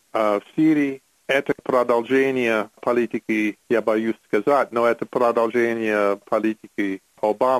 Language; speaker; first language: Russian; non-native, fluent; English